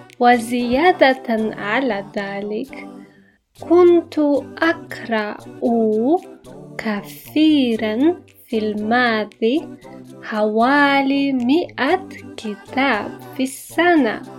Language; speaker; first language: Arabic; non-native, fluent; Polish